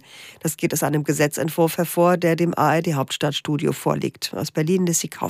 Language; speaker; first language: German; native; German